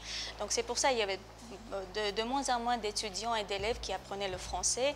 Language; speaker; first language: French; non-native, fluent; Georgian